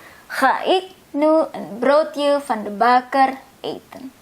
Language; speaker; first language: Dutch; non-native, fluent; Indonesian